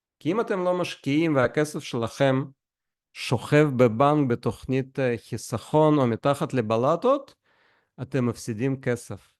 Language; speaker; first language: Hebrew; non-native, fluent; Russian